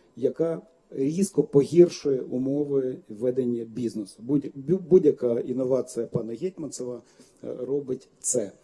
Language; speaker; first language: Ukrainian; non-native, fluent; Lithuanian